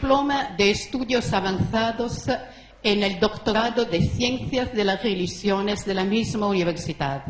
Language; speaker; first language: Spanish; non-native, fluent; Italian